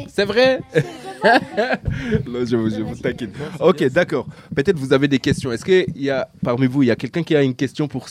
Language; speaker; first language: French; native; French